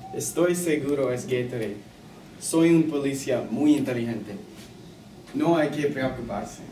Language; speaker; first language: Spanish; non-native, learner; English